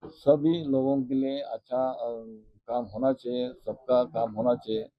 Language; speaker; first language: Hindi; non-native, local second language; Marathi